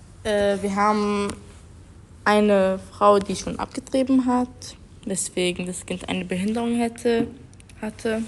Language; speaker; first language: German; non-native, learner; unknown